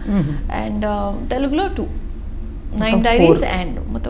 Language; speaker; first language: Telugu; non-native, learner; Kannada